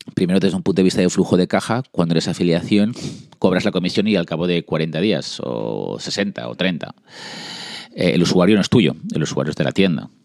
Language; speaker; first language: Spanish; early bilingual, other home language; French